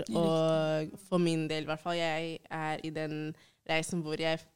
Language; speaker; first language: Norwegian; early bilingual, other home language; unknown